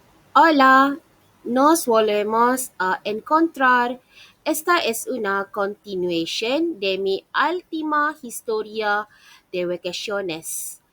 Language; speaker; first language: Spanish; non-native, learner; Malay